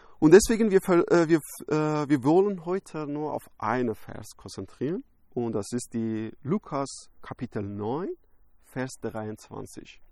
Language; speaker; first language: German; non-native, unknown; Persian